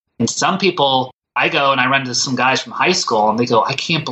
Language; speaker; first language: English; native; English